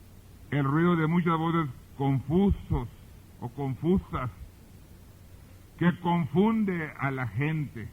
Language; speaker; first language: Spanish; early bilingual, heritage; Spanish